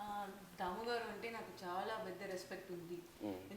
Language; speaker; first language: Telugu; non-native, learner; Tamil